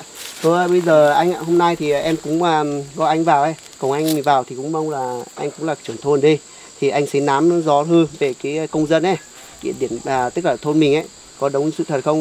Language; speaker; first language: Vietnamese; native; Vietnamese